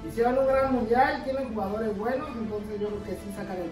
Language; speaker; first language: Spanish; native; Spanish